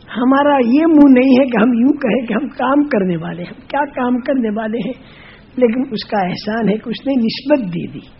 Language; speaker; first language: Urdu; non-native, local second language; Gujarati